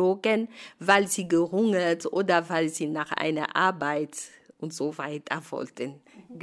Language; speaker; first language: German; non-native, fluent; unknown